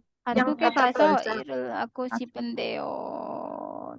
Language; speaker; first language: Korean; non-native, fluent; Indonesian